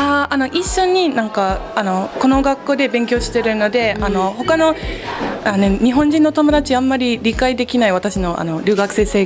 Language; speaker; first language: Japanese; non-native, learner; English